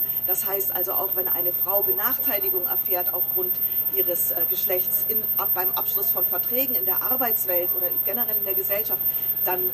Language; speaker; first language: German; native; German